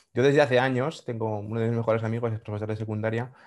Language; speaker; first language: Spanish; native; Spanish